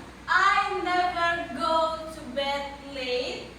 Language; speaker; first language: English; non-native, learner; Indonesian